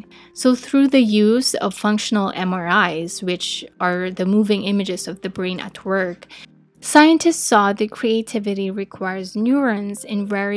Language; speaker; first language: English; non-native, local second language; Filipino